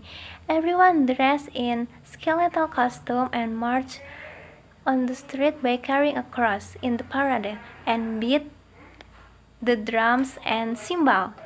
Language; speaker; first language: English; non-native, learner; Indonesian